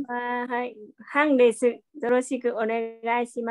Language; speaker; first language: Japanese; non-native, learner; Vietnamese